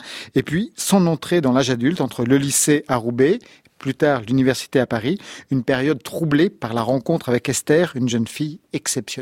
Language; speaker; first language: French; native; French